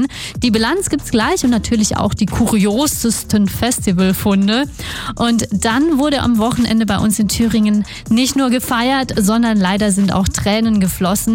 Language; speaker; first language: German; native; German